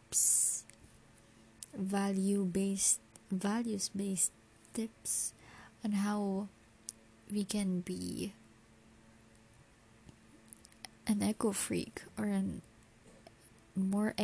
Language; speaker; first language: English; non-native, local second language; Filipino